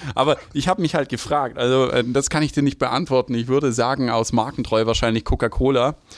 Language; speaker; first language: German; native; German